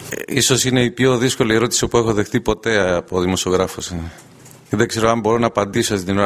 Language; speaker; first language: Greek; non-native, fluent; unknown